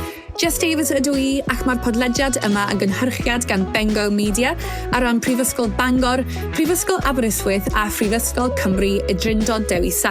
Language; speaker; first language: Welsh; native; Welsh